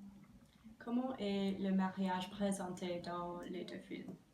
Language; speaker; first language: French; non-native, learner; English